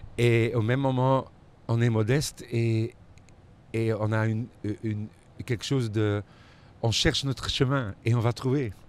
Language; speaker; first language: French; non-native, local second language; Dutch